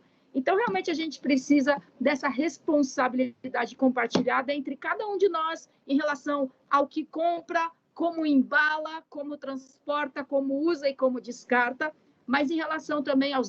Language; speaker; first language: Portuguese; native; Portuguese